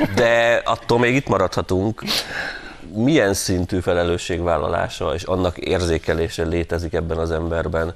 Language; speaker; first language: Hungarian; native; Hungarian